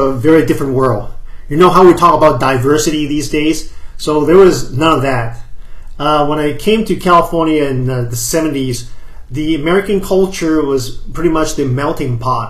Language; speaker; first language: English; non-native, local second language; Cantonese